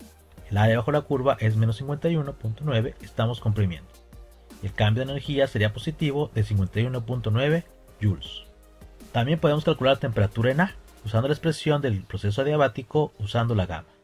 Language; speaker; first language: Spanish; native; Spanish